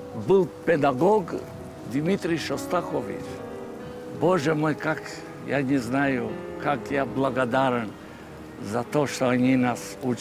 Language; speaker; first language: Russian; non-native, fluent; Albanian